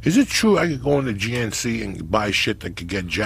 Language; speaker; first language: English; native; English